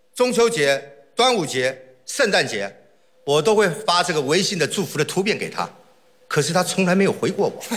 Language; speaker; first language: Chinese; native; Chinese